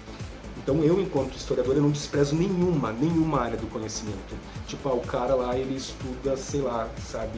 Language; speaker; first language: Portuguese; native; Portuguese